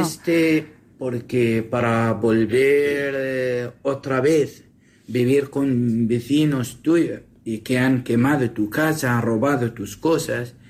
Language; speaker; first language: Spanish; non-native, learner; Assyrian Neo-Aramaic